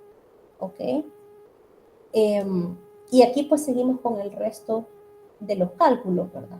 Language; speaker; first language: Spanish; native; Spanish